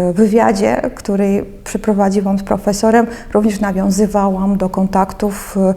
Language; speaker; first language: Polish; early bilingual, other home language; Russian